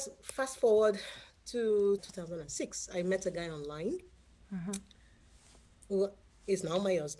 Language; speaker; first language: English; non-native, local second language; Yoruba